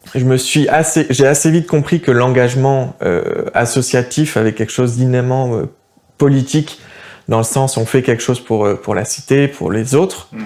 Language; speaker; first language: French; early bilingual, other home language; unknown